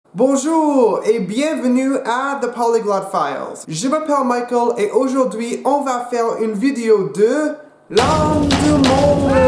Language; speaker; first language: French; non-native, local second language; English